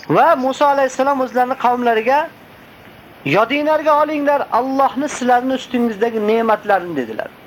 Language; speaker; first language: Uzbek; native; Uzbek